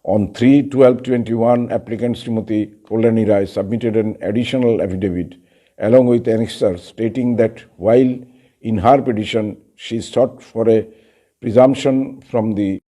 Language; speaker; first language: English; non-native, local second language; Bangla